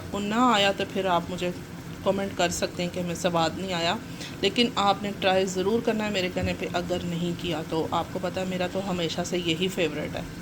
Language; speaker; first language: Urdu; non-native, local second language; Punjabi